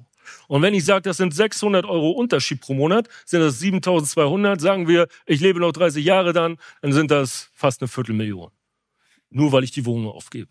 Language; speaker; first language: German; native; German